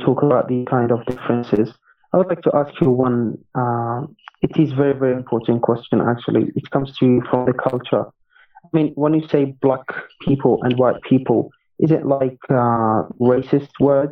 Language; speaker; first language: English; non-native, fluent; Arabic